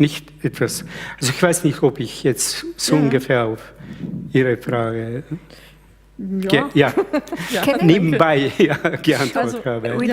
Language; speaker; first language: German; early bilingual, other home language; Slovenian